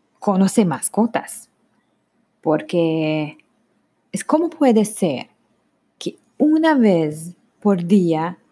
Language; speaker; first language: Spanish; non-native, learner; Hungarian